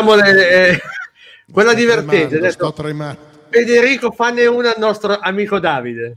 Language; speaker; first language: Italian; native; Italian